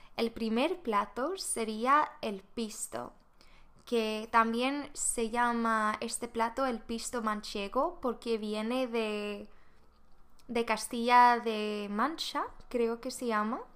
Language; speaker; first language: Spanish; non-native, fluent; Swedish